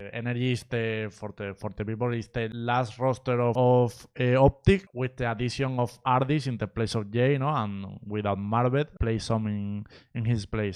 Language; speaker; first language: English; non-native, learner; Spanish